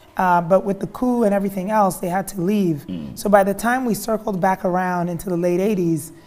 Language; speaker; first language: English; early bilingual, other home language; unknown